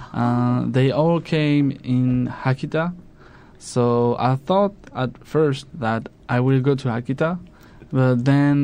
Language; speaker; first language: English; non-native, fluent; French